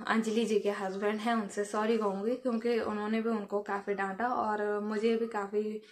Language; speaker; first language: Hindi; native; Hindi